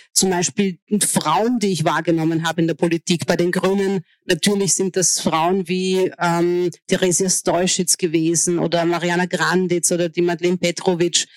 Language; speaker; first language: German; early bilingual, other home language; Hungarian